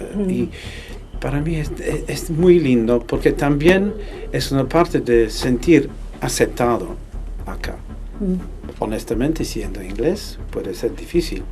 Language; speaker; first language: Spanish; non-native, fluent; English